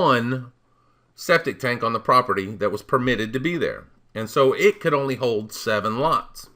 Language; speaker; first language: English; native; English